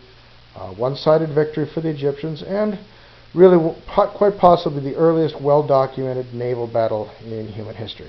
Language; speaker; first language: English; native; English